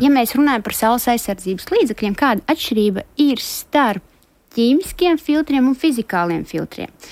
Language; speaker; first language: Latvian; non-native, local second language; Russian